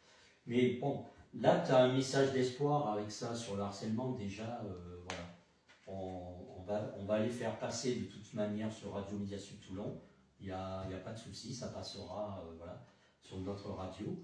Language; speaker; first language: French; native; French